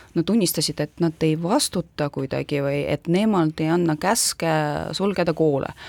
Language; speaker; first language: Estonian; non-native, local second language; Russian